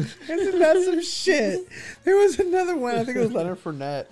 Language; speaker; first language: English; early bilingual, other home language; Spanish